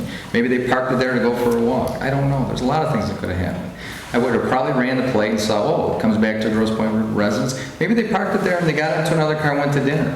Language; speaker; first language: English; native; English